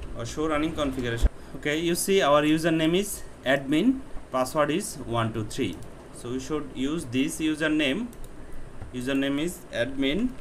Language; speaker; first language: English; non-native, local second language; Bangla